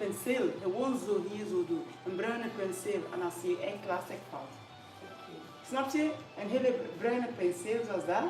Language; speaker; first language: Dutch; non-native, fluent; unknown